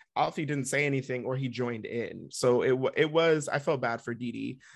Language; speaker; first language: English; native; English